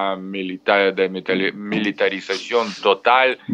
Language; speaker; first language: Spanish; non-native, fluent; Russian